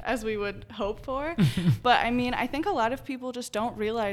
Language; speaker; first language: English; native; English